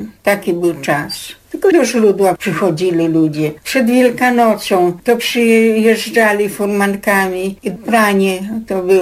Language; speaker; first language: Polish; native; Polish